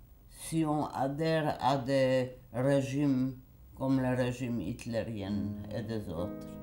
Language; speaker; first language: French; non-native, fluent; Polish